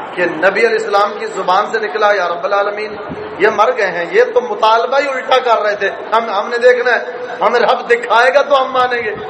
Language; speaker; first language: Urdu; non-native, local second language; Punjabi